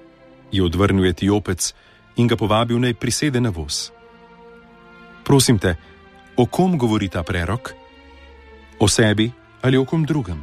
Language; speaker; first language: Slovenian; native; Slovenian